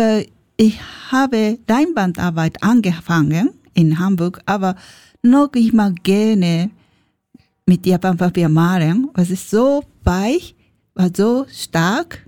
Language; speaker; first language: German; non-native, learner; Japanese